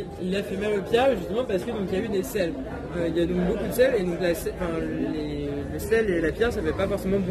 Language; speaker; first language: French; native; French